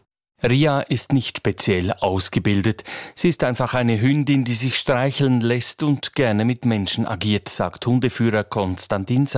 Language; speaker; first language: German; native; German